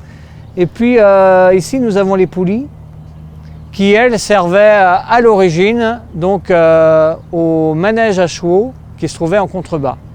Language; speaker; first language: French; native; French